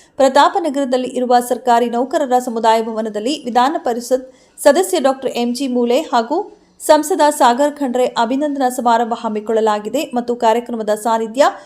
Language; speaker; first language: Kannada; native; Kannada